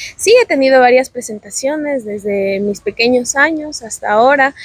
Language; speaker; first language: Spanish; native; Spanish